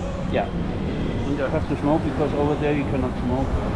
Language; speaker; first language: English; non-native, fluent; German